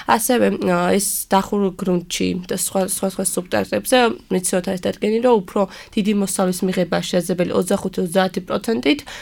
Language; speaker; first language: Georgian; native; Georgian